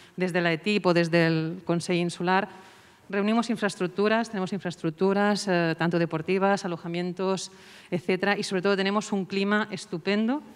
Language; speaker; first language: Spanish; non-native, local second language; Catalan